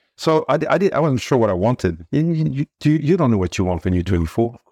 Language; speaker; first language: English; non-native, fluent; French